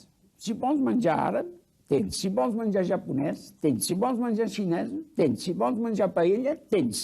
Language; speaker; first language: Catalan; early bilingual, heritage; Catalan